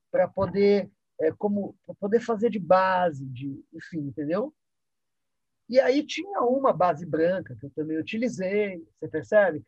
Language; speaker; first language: Portuguese; early bilingual, other home language; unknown